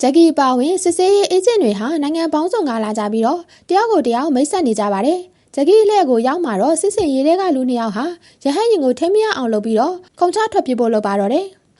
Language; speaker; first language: Burmese; native; Burmese